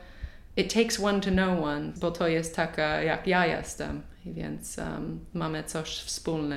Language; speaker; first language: Polish; non-native, learner; English